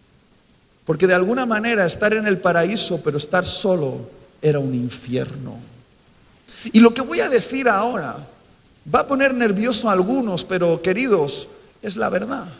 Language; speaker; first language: Spanish; native; Spanish